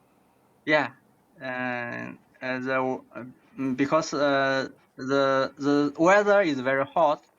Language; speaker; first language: English; non-native, learner; Chinese